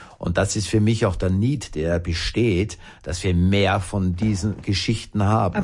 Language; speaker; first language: German; native; German